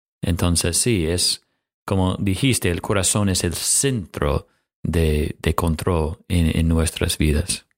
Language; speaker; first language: Spanish; non-native, fluent; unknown